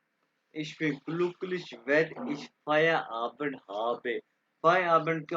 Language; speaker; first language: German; non-native, fluent; Urdu